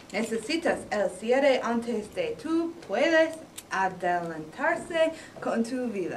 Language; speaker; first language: Spanish; non-native, learner; English